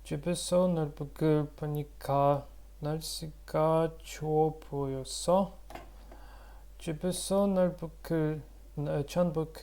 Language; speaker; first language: Korean; non-native, learner; Russian